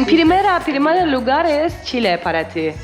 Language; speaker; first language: Spanish; non-native, learner; Turkish